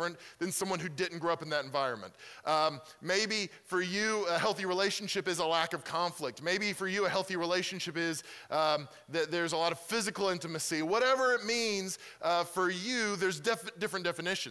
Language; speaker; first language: English; native; English